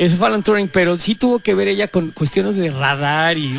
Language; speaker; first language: Spanish; native; Spanish